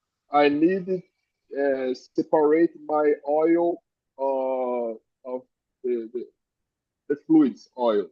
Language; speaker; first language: English; non-native, learner; Portuguese